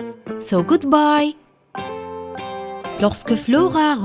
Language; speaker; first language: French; non-native, fluent; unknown